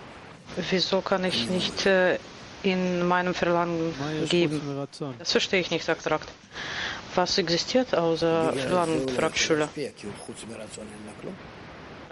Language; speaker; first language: German; non-native, fluent; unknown